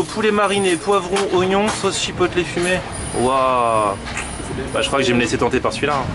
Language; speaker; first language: French; native; French